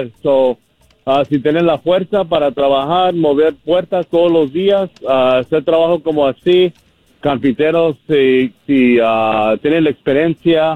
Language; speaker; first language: Spanish; early bilingual, heritage; English